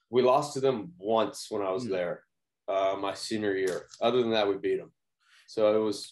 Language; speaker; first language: English; native; English